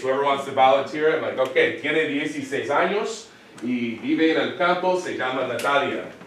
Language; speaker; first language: Spanish; non-native, fluent; English